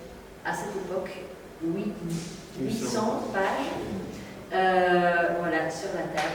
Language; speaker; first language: French; non-native, local second language; Dutch